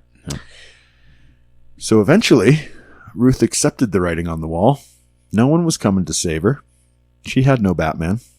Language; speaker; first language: English; native; English